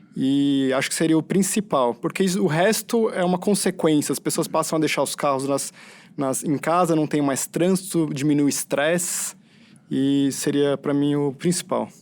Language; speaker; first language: Portuguese; native; Portuguese